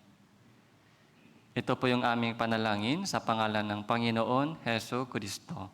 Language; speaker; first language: Filipino; non-native, fluent; Korean